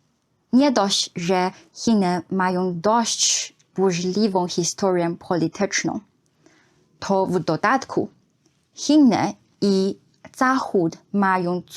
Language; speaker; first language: Polish; non-native, fluent; Chinese